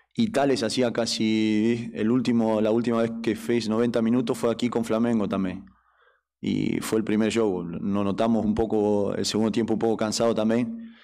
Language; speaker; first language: Spanish; native; Spanish